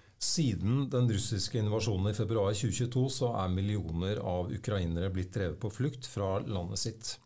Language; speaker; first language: Norwegian; native; Norwegian